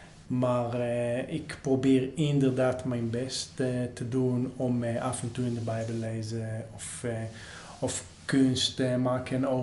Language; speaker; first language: Dutch; non-native, fluent; Hebrew